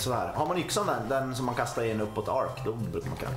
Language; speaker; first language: Swedish; native; Swedish